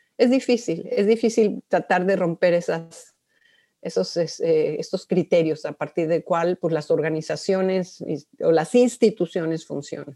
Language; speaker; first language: Spanish; native; Spanish